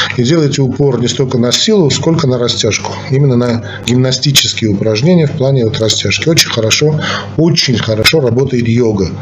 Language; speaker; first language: Russian; non-native, local second language; Armenian